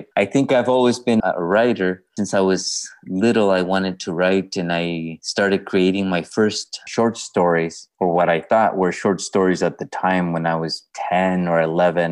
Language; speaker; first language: English; non-native, fluent; Spanish